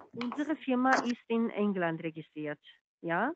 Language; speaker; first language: German; non-native, fluent; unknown